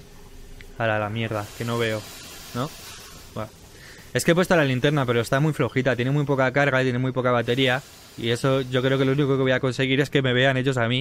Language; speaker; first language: Spanish; native; Spanish